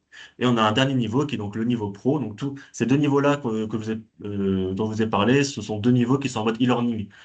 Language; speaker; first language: French; native; French